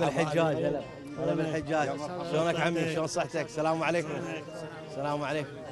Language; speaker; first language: Arabic; native; Arabic